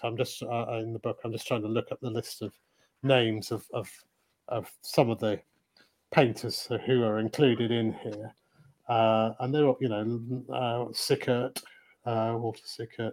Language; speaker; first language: English; native; English